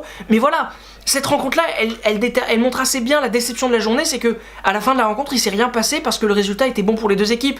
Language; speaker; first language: French; native; French